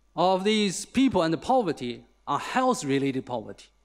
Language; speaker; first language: English; non-native, fluent; Chinese